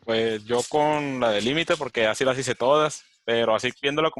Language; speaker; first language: Spanish; native; Spanish